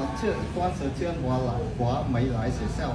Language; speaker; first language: Chinese; non-native, learner; Khmer